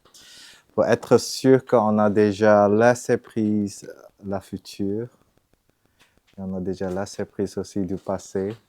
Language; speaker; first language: French; non-native, fluent; Vietnamese